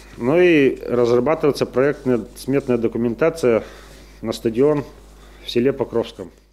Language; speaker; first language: Russian; native; Russian